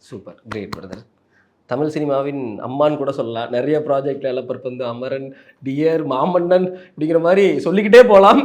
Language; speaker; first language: Tamil; native; Tamil